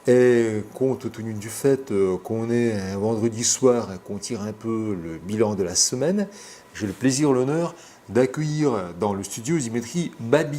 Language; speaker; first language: French; non-native, fluent; Russian